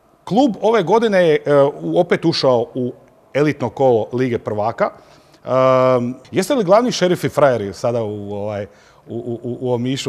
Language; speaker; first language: Croatian; native; Croatian